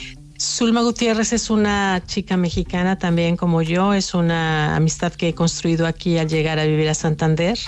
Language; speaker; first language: Spanish; native; Spanish